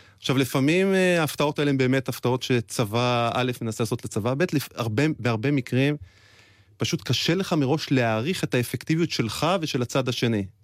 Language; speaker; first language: Hebrew; native; Hebrew